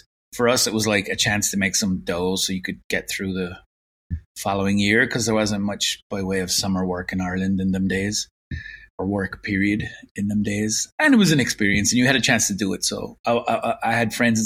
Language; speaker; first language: English; native; English